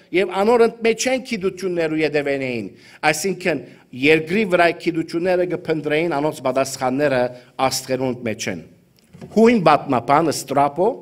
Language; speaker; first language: Armenian; early bilingual, heritage; Armenian